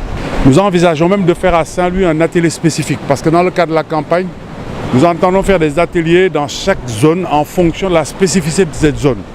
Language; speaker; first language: French; non-native, local second language; Wolof